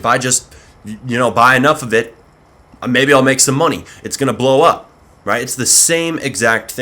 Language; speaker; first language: English; native; English